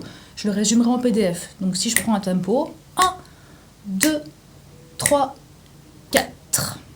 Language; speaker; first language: French; native; French